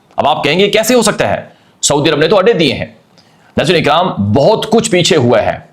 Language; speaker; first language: Urdu; native; Urdu